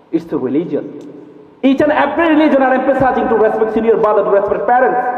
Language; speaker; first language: English; non-native, local second language; Bangla